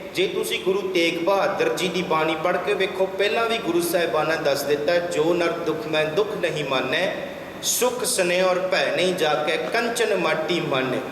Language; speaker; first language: Punjabi; early bilingual, heritage; Punjabi